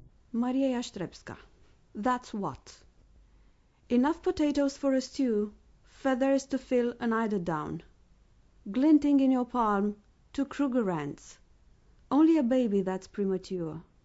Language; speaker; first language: English; non-native, fluent; Romanian